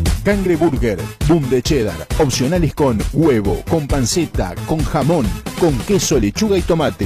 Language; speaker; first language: Spanish; native; Spanish